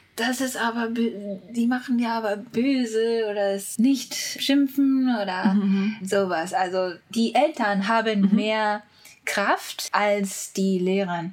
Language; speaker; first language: German; non-native, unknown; Japanese